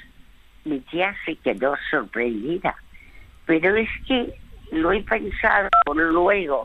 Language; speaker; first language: Spanish; early bilingual, other home language; French